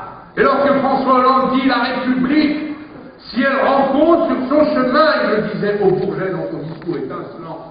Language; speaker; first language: French; native; French